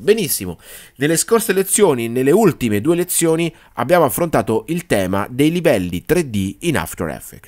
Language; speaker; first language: Italian; native; Italian